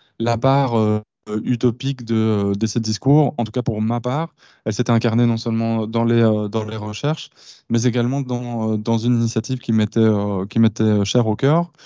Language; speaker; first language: French; native; French